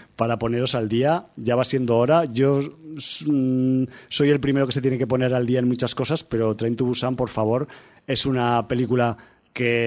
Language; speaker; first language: Spanish; native; Spanish